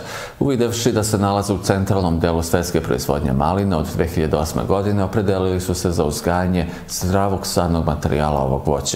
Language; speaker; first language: Serbian; native; Serbian